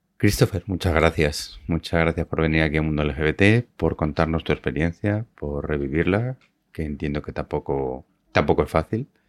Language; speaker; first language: Spanish; native; Spanish